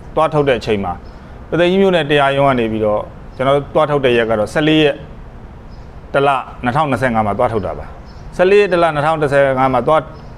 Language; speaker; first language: Burmese; native; Burmese